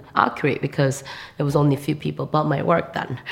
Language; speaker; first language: English; non-native, fluent; Korean